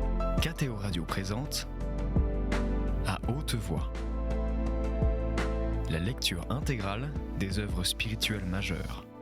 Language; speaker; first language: French; native; French